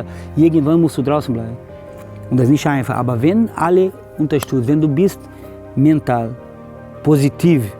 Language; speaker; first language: German; non-native, learner; Portuguese